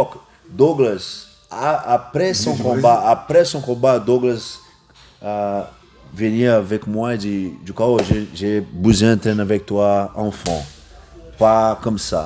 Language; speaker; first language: French; non-native, learner; Portuguese